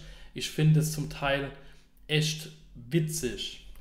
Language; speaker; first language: German; native; German